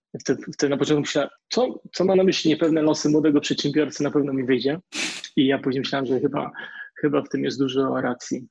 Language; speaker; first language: Polish; native; Polish